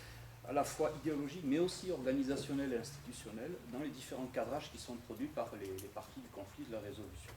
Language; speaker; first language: French; native; French